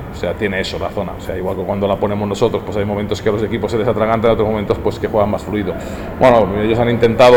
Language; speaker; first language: Spanish; native; Spanish